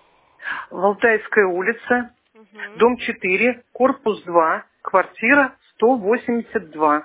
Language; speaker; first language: Russian; native; Russian